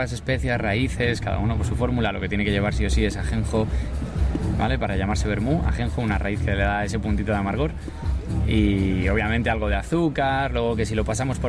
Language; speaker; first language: Spanish; native; Spanish